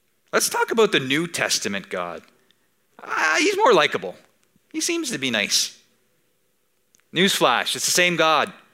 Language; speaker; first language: English; native; English